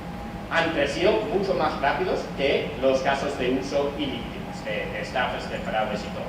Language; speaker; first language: Spanish; non-native, fluent; English